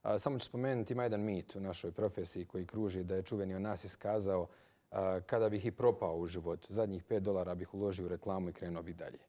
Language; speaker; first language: Bosnian; native; Bosnian